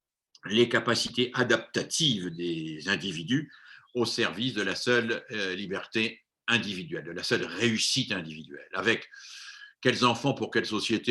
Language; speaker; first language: French; native; French